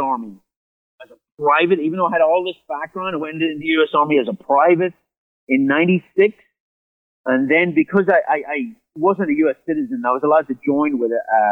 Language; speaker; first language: English; native; English